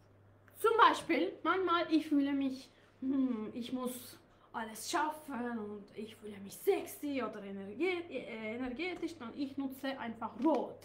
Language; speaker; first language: German; non-native, learner; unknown